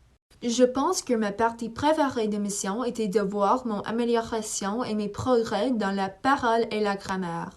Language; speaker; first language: French; non-native, learner; English